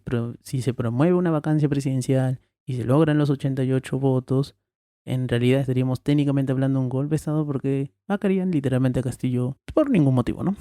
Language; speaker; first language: Spanish; native; Spanish